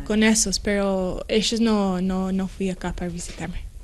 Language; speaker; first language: Spanish; non-native, learner; English